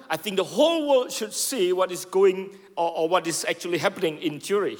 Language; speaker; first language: English; non-native, fluent; Indonesian